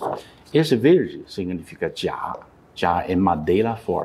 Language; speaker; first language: Portuguese; non-native, learner; Chinese